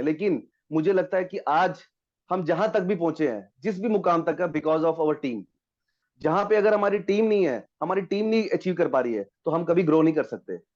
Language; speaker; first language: Hindi; native; Hindi